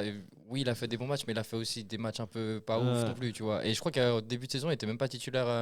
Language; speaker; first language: French; native; French